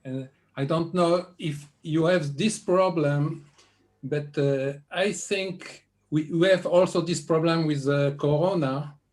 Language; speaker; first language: English; non-native, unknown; Hebrew